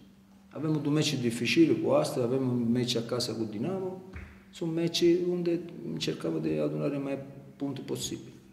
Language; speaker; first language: Romanian; non-native, learner; Italian